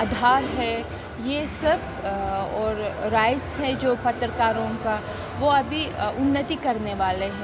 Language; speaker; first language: Hindi; non-native, fluent; Uzbek